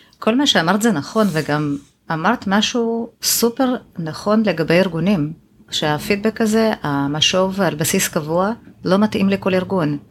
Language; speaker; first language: Hebrew; native; Hebrew